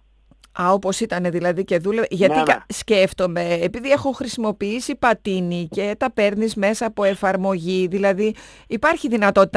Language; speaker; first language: Greek; native; Greek